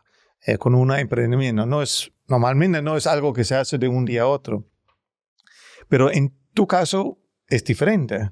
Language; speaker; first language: Spanish; non-native, learner; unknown